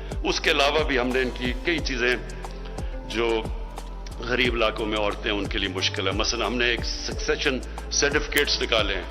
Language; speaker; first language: Urdu; native; Urdu